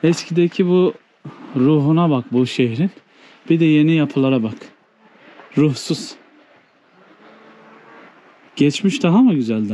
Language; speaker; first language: Turkish; native; Turkish